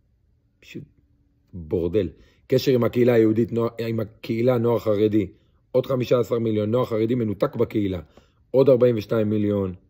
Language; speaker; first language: Hebrew; native; Hebrew